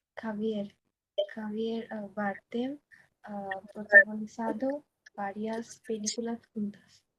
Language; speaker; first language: Spanish; non-native, learner; Bangla